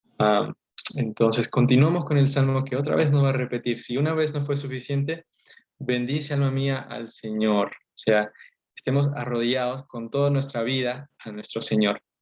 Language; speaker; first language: Spanish; early bilingual, heritage; Spanish